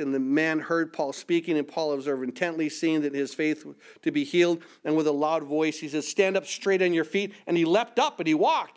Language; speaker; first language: English; native; English